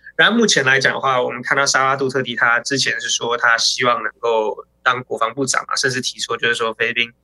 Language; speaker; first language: Chinese; native; Chinese